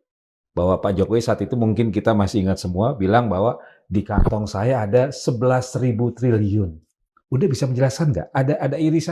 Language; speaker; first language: Indonesian; native; Indonesian